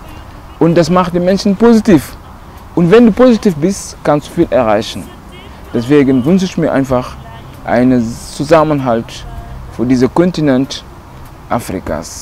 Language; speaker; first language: German; non-native, local second language; Wolof